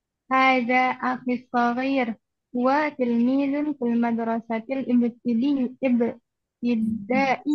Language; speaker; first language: Arabic; non-native, learner; Indonesian